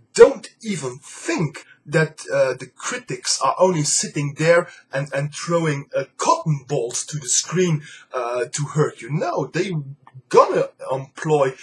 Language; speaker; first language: English; non-native, fluent; Luxembourgish